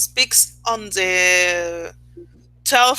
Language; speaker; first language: English; non-native, learner; Spanish